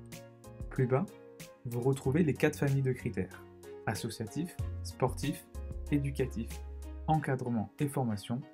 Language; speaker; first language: French; native; French